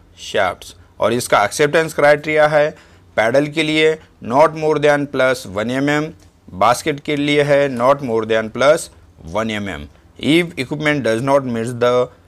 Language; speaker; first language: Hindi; non-native, local second language; Marathi